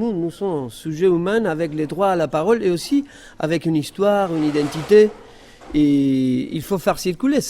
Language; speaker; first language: French; non-native, fluent; Spanish